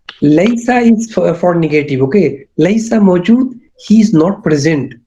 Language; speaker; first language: English; non-native, local second language; Urdu